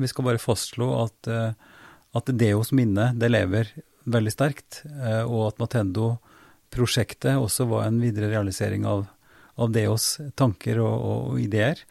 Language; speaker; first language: Norwegian; native; Norwegian